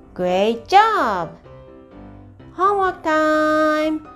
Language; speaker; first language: English; non-native, fluent; Japanese